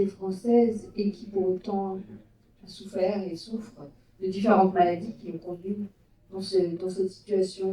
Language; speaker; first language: French; native; French